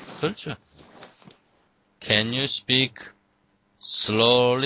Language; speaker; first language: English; non-native, fluent; Korean